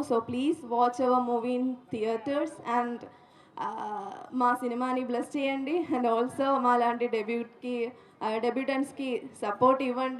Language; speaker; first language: Telugu; non-native, local second language; Malayalam